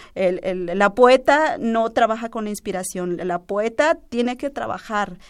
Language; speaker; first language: Spanish; non-native, local second language; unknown